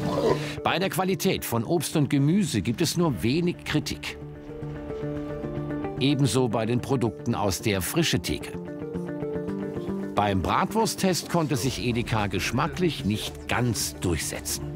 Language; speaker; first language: German; native; German